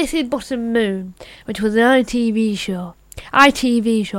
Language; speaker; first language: English; native; English